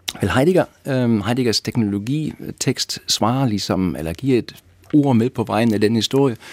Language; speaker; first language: Danish; non-native, fluent; German